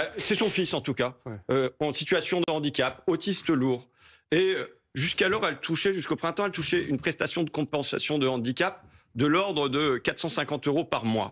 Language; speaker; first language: French; native; French